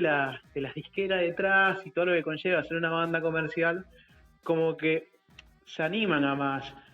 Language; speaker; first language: Spanish; native; Spanish